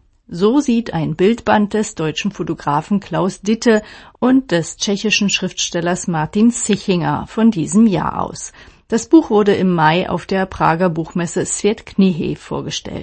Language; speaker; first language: German; native; German